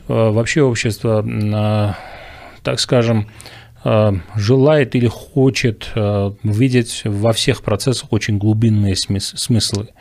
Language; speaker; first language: Russian; non-native, local second language; Armenian